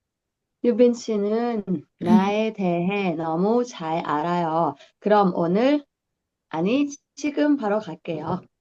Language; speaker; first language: Korean; non-native, learner; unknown